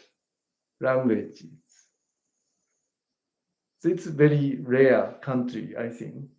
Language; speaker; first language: English; non-native, learner; Japanese